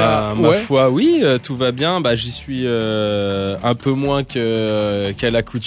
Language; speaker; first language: French; native; French